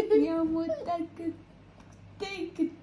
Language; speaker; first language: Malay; early bilingual, heritage; English